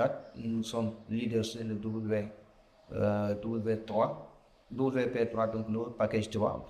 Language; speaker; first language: French; non-native, local second language; Wolof